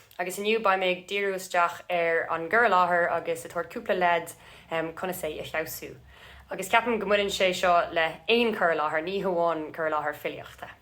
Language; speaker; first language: Irish; non-native, local second language; English